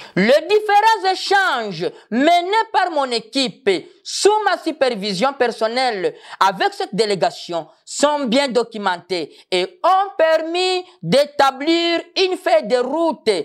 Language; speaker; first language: French; non-native, local second language; Swahili